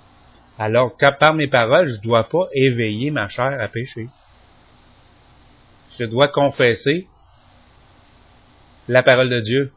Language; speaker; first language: French; native; French